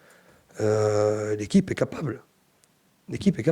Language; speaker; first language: French; native; French